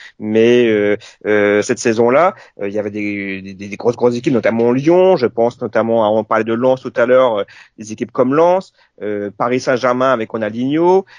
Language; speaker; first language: French; native; French